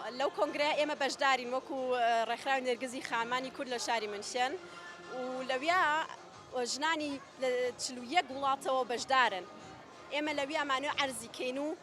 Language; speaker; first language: Central Kurdish; early bilingual, heritage; Central Kurdish